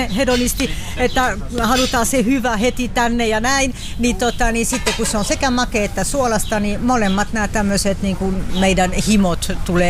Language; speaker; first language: Finnish; non-native, fluent; French